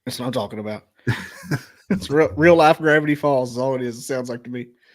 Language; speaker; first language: English; native; English